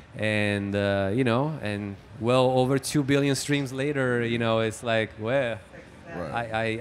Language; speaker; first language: English; non-native, fluent; Italian